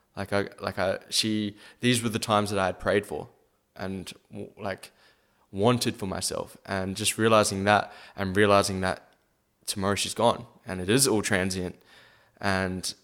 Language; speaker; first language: English; native; English